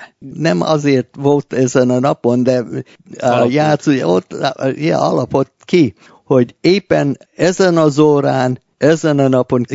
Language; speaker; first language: Hungarian; early bilingual, heritage; Hungarian